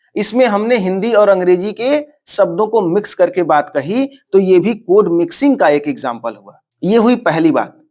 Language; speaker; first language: Hindi; native; Hindi